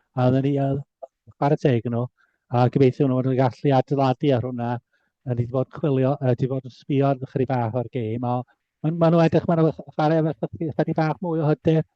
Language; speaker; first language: Welsh; native; Welsh